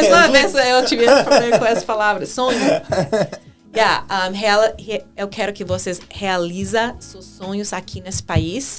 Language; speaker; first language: Portuguese; non-native, fluent; English